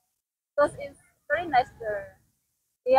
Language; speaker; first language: English; non-native, learner; Cebuano